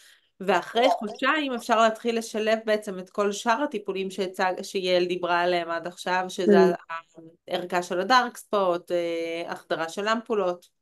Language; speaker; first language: Hebrew; native; Hebrew